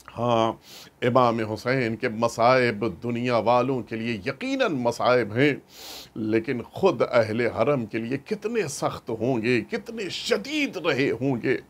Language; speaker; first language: Urdu; native; Urdu